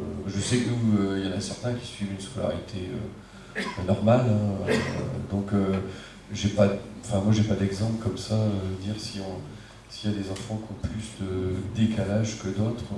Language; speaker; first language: French; native; French